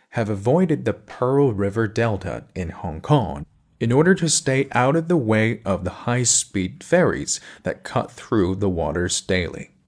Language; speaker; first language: English; non-native, fluent; Chinese